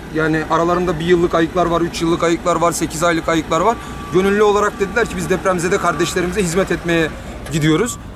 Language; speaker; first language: Turkish; native; Turkish